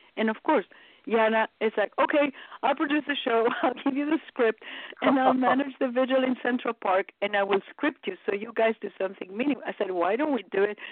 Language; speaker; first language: English; early bilingual, other home language; Romanian